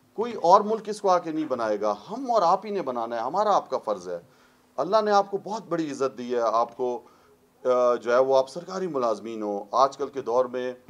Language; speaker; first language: Urdu; non-native, local second language; Pashto